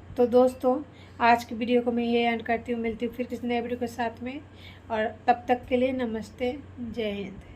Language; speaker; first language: Hindi; non-native, local second language; Bangla